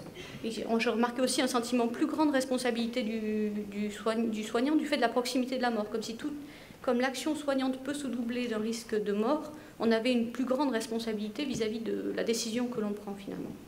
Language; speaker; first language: French; native; French